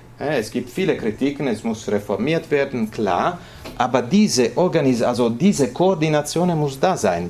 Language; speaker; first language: German; non-native, fluent; Italian